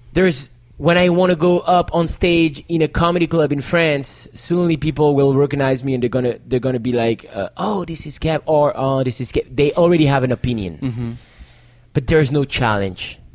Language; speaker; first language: English; non-native, fluent; French